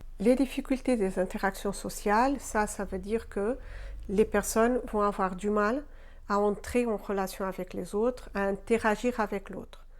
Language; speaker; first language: French; non-native, fluent; Portuguese